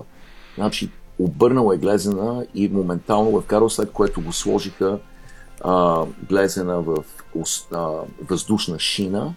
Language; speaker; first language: Bulgarian; native; Bulgarian